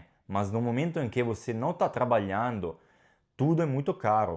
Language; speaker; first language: Portuguese; non-native, fluent; Italian